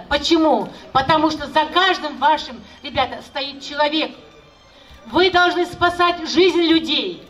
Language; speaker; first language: Russian; non-native, local second language; Kazakh